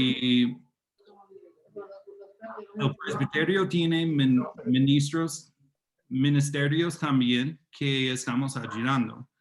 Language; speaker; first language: Spanish; non-native, fluent; English